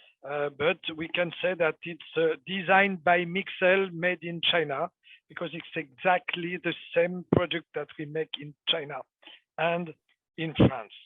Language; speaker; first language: English; non-native, fluent; French